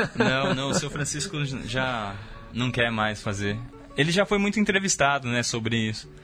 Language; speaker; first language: Portuguese; native; Portuguese